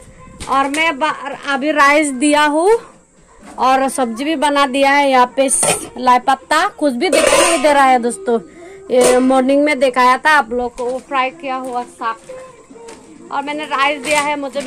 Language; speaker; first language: Hindi; non-native, local second language; Chakma